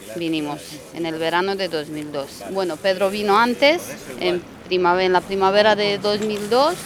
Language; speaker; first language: Spanish; non-native, fluent; Romanian